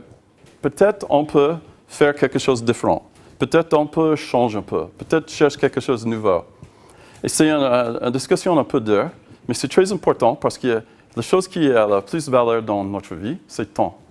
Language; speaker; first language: French; non-native, learner; English